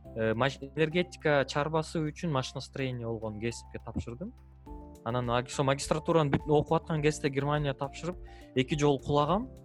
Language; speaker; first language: Kyrgyz; native; Kyrgyz